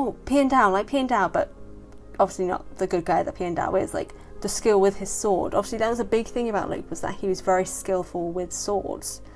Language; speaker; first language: English; native; English